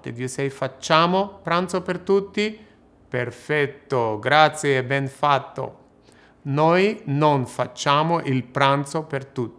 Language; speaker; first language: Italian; non-native, fluent; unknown